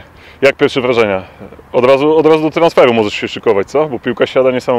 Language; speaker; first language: Polish; native; Polish